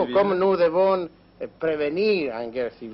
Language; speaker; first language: French; non-native, learner; Spanish